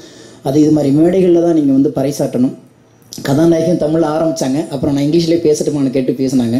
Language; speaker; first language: Tamil; native; Tamil